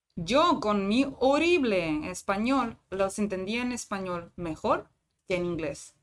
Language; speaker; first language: Spanish; non-native, fluent; Russian